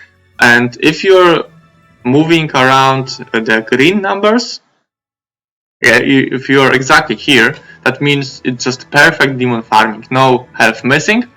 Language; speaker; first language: English; non-native, fluent; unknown